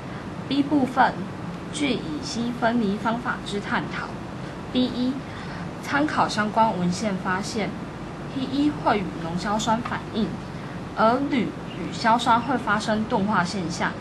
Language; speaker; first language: Chinese; native; Chinese